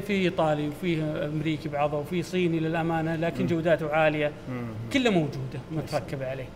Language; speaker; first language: Arabic; native; Arabic